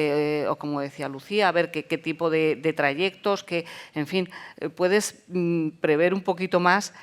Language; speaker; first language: Spanish; native; Spanish